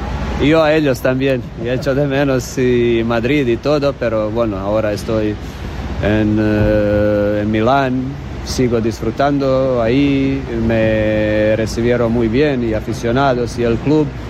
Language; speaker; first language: Spanish; non-native, fluent; Croatian